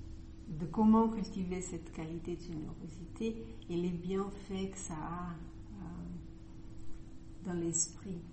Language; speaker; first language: French; non-native, fluent; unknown